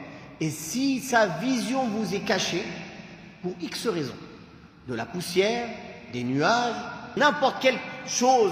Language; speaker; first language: French; native; French